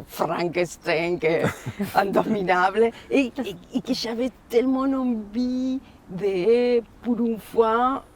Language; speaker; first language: French; non-native, fluent; Spanish